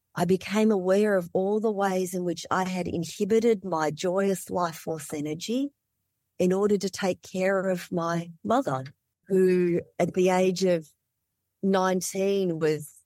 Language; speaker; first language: English; native; English